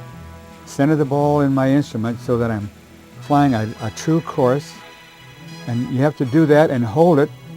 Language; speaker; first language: English; native; English